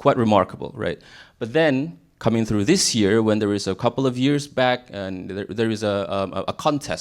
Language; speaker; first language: English; non-native, fluent; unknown